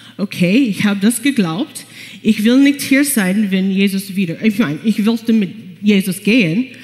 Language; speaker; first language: German; non-native, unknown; English